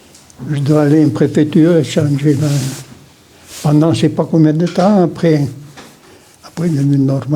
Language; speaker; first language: French; non-native, local second language; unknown